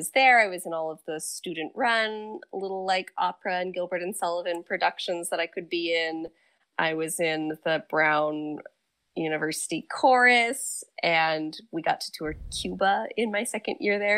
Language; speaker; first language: English; native; English